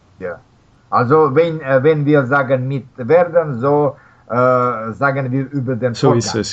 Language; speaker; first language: German; non-native, learner; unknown